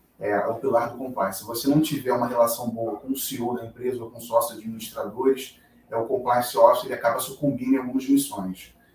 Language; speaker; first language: Portuguese; native; Portuguese